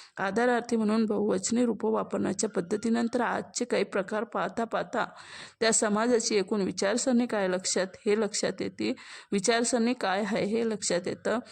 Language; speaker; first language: Marathi; native; Marathi